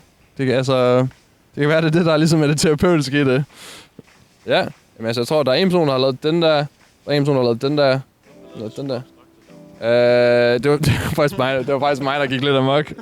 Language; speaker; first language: Danish; native; Danish